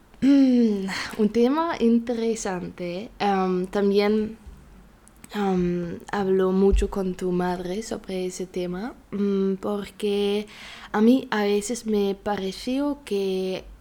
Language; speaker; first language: Spanish; non-native, learner; German